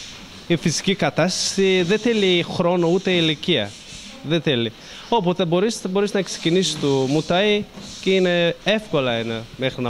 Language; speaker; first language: Greek; non-native, learner; Thai